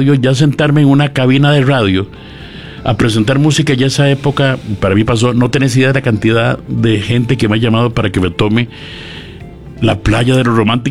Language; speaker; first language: Spanish; native; Spanish